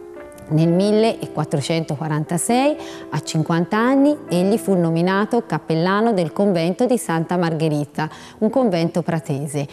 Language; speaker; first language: Italian; native; Italian